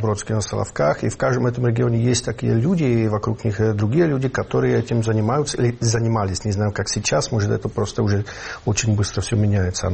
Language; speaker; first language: Russian; non-native, fluent; Czech